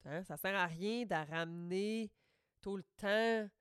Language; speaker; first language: French; native; French